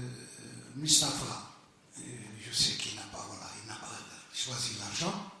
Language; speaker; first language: French; early bilingual, other home language; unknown